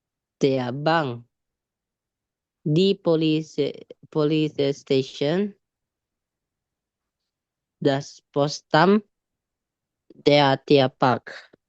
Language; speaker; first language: German; non-native, learner; Indonesian